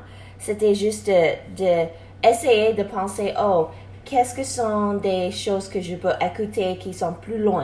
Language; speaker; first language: French; non-native, learner; English